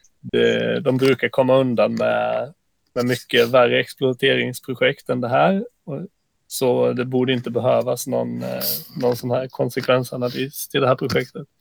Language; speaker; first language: Swedish; native; Swedish